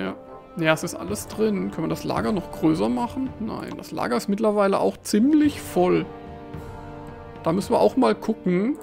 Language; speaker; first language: German; native; German